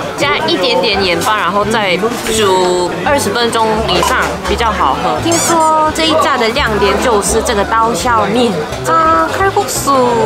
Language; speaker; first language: Chinese; non-native, fluent; Korean